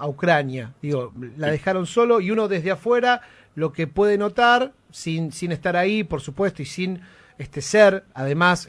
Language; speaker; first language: Spanish; native; Spanish